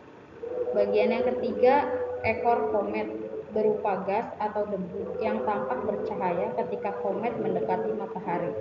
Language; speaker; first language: Indonesian; native; Indonesian